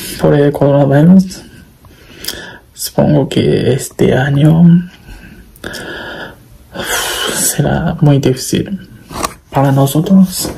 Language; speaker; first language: Spanish; non-native, learner; Japanese